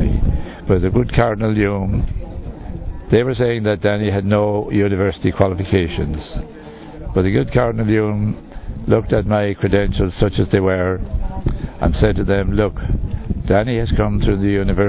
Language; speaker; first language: English; native; English